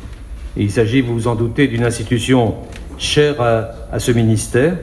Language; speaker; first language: French; native; French